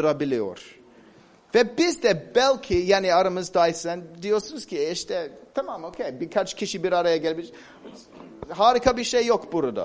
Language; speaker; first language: Turkish; non-native, fluent; English